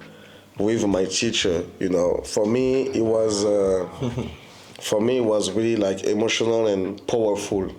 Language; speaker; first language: English; non-native, fluent; French